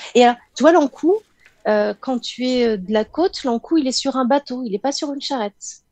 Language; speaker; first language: French; native; French